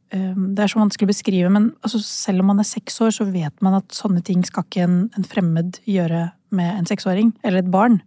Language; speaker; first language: Norwegian; early bilingual, other home language; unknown